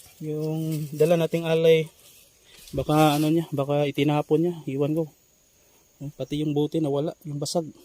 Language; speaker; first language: Filipino; native; Filipino